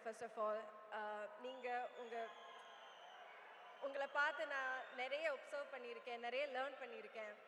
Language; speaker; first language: Tamil; non-native, learner; Malayalam